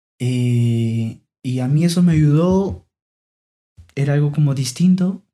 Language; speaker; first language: Spanish; native; Spanish